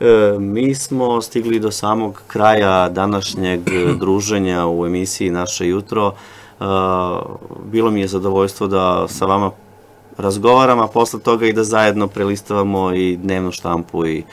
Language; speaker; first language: Serbian; native; Serbian